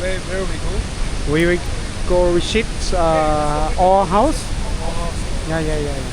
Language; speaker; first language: English; non-native, learner; Lao